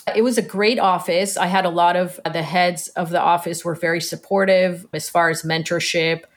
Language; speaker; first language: English; early bilingual, other home language; Hebrew